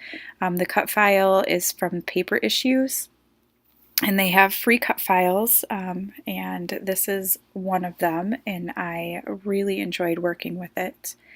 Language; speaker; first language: English; native; English